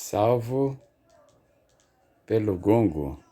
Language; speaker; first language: Portuguese; native; Portuguese